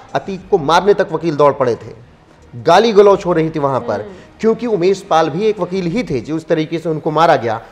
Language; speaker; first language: Hindi; native; Hindi